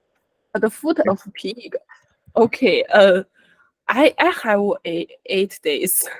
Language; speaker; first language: English; non-native, learner; Chinese